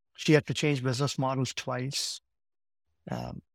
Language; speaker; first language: English; non-native, local second language; Gujarati